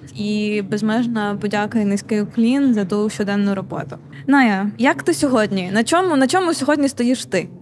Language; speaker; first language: Ukrainian; native; Ukrainian